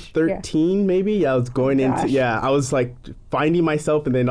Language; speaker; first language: English; non-native, fluent; Japanese